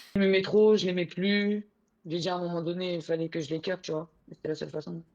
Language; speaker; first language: French; early bilingual, other home language; Arabic